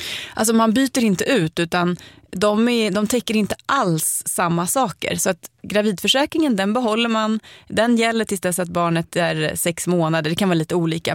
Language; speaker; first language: Swedish; native; Swedish